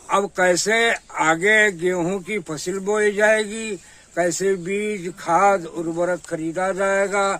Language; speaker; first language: Hindi; native; Hindi